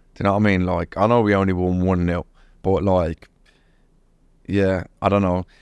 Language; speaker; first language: English; native; English